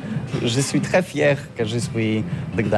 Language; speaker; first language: French; non-native, learner; Polish